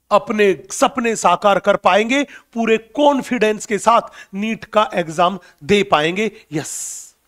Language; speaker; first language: Hindi; native; Hindi